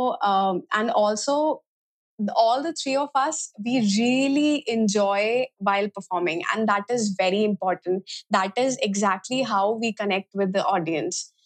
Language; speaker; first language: English; non-native, local second language; Hindi